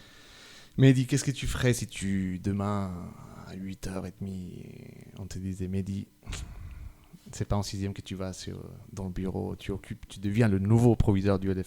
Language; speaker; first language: French; native; French